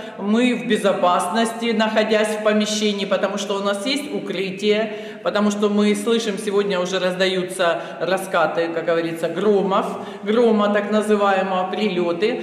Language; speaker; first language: Russian; native; Russian